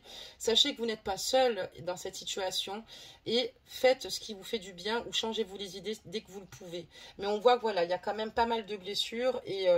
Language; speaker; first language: French; native; French